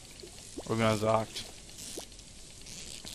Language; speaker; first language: German; native; German